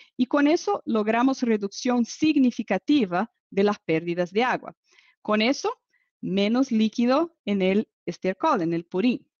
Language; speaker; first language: Spanish; non-native, fluent; Portuguese